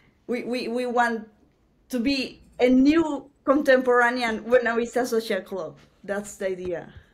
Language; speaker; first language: English; non-native, learner; Spanish